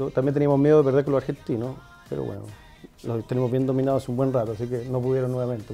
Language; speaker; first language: Spanish; native; Spanish